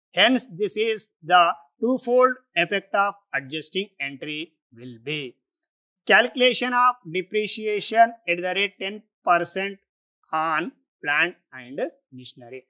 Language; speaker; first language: English; non-native, local second language; Telugu